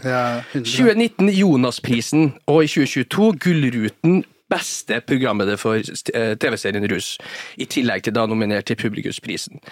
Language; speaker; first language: Norwegian; early bilingual, other home language; Albanian